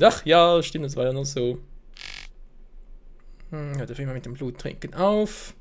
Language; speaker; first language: German; native; German